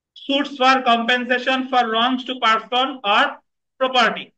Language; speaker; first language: English; non-native, local second language; Bangla